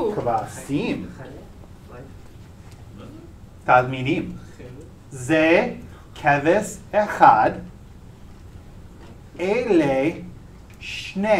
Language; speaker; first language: Hebrew; non-native, fluent; English